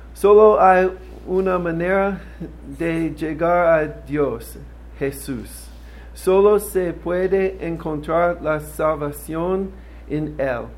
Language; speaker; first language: Spanish; non-native, learner; English